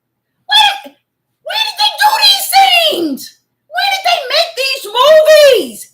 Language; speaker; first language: English; native; English